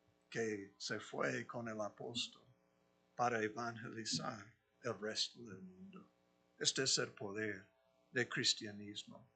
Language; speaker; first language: Spanish; non-native, fluent; English